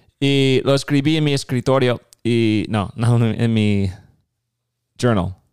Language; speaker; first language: Spanish; non-native, fluent; English